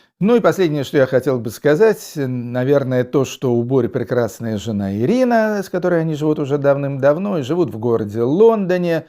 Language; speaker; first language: Russian; native; Russian